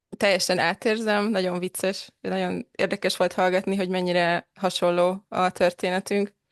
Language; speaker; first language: Hungarian; native; Hungarian